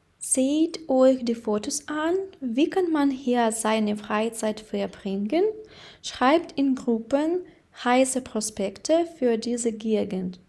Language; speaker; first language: German; non-native, fluent; Ukrainian